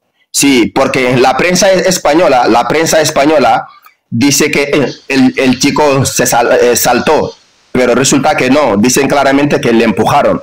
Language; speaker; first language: Spanish; non-native, fluent; Wolof